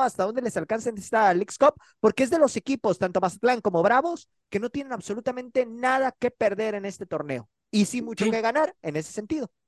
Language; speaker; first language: Spanish; native; Spanish